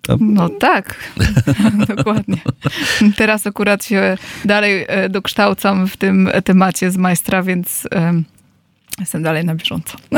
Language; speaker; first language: Polish; native; Polish